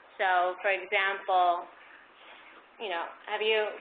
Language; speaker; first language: English; early bilingual, other home language; Spanish